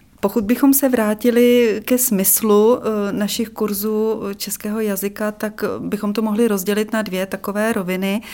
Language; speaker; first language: Czech; native; Czech